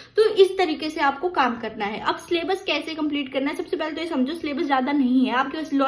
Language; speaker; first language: Hindi; native; Hindi